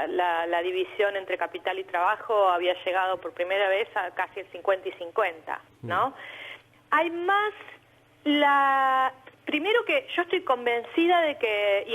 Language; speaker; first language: Spanish; native; Spanish